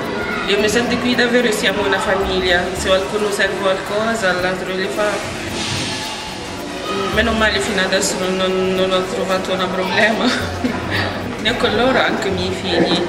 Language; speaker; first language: Italian; non-native, learner; Arabic